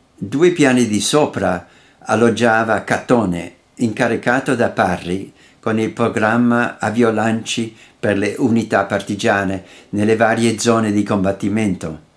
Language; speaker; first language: Italian; non-native, fluent; Dutch